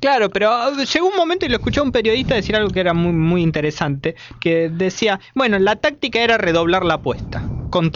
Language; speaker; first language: Spanish; native; Spanish